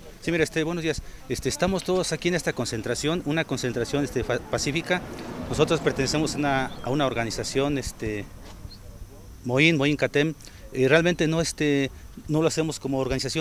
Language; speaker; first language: Spanish; native; Spanish